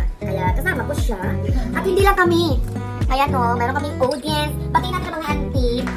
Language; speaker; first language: Filipino; native; Filipino